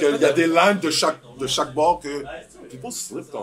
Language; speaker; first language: French; native; French